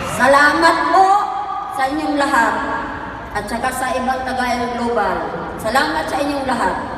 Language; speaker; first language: Filipino; non-native, local second language; Cebuano